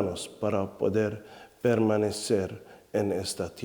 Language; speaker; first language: Spanish; non-native, fluent; Arabic